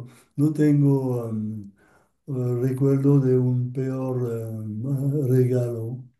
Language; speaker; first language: Spanish; non-native, learner; French